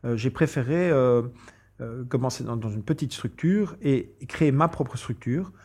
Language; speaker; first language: French; non-native, fluent; English